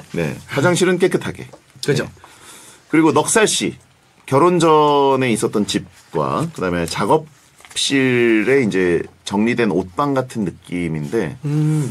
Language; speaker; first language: Korean; native; Korean